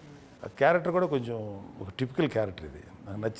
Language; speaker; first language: Telugu; native; Telugu